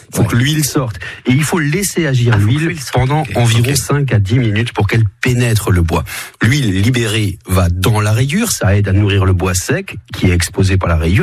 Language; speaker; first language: French; native; French